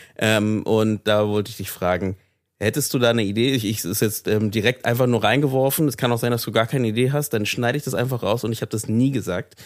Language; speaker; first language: German; native; German